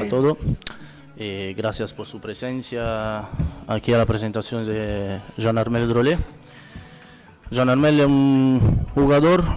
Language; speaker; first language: Spanish; non-native, fluent; Italian